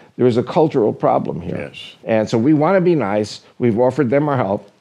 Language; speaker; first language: English; native; English